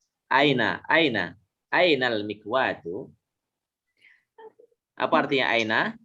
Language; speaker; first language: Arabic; non-native, fluent; Indonesian